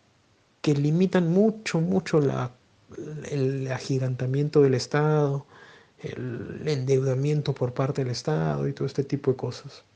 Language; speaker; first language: Spanish; native; Spanish